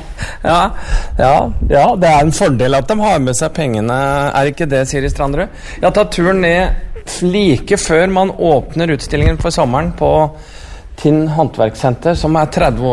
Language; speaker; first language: Norwegian; native; Norwegian